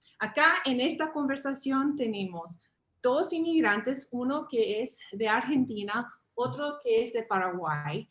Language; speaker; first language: Spanish; early bilingual, heritage; English